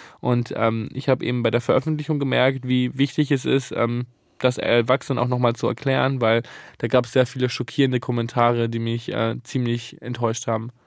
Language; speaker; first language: German; early bilingual, other home language; Italian